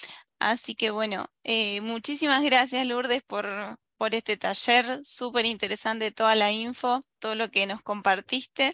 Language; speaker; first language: Spanish; native; Spanish